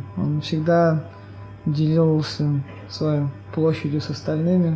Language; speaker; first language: Russian; native; Russian